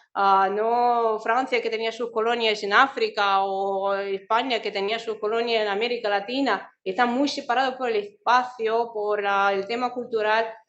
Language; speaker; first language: Spanish; non-native, fluent; Russian